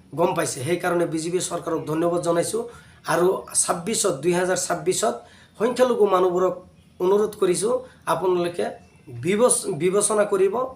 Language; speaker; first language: Assamese; non-native, local second language; Bangla